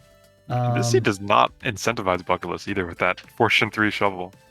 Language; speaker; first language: English; native; English